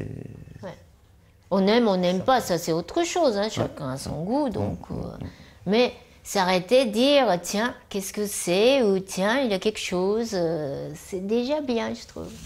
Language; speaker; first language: French; non-native, fluent; Japanese